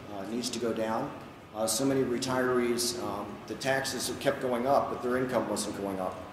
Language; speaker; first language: English; native; English